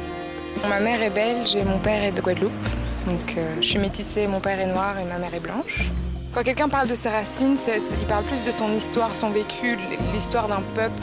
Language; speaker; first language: French; native; French